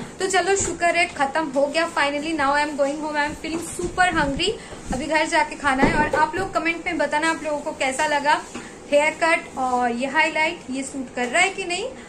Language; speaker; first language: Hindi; non-native, local second language; Bangla